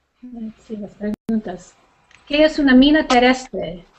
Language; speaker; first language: Spanish; non-native, learner; English